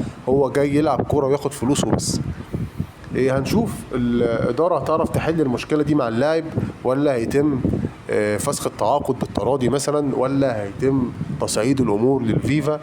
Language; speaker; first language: Arabic; native; Arabic